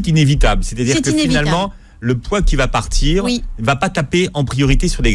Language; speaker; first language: French; native; French